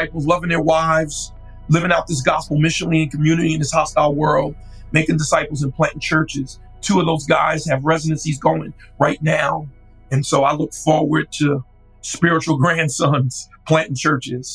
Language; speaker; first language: English; native; English